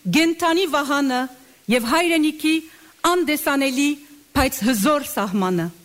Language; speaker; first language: Armenian; early bilingual, heritage; Armenian